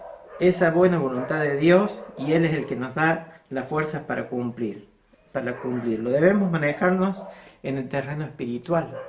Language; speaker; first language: Spanish; native; Spanish